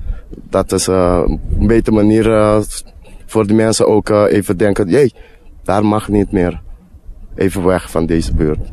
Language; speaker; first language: Dutch; non-native, learner; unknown